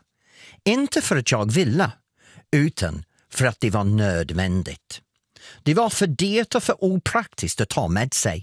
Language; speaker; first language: Swedish; non-native, fluent; English